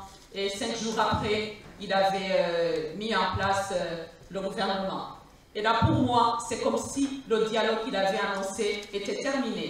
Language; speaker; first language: French; non-native, local second language; Rundi